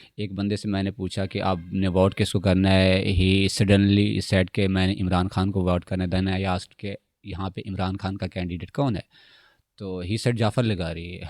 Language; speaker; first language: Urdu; non-native, local second language; Saraiki